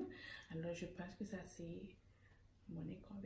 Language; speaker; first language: French; early bilingual, heritage; Haitian Creole